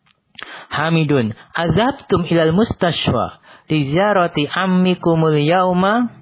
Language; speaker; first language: Arabic; non-native, fluent; Indonesian